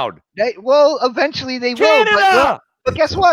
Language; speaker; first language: English; native; English